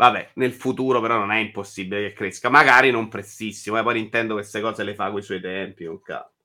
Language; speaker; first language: Italian; native; Italian